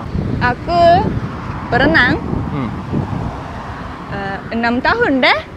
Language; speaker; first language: Indonesian; non-native, learner; Japanese